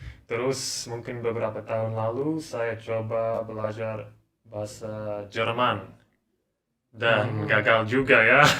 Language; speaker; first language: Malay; non-native, learner; English